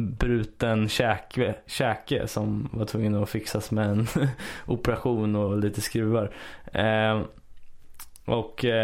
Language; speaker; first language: Swedish; native; Swedish